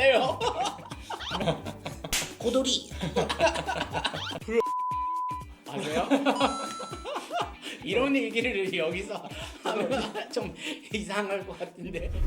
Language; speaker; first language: Korean; non-native, learner; Japanese